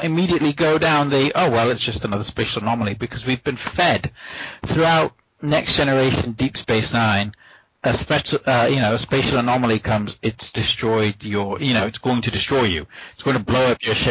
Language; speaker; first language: English; native; English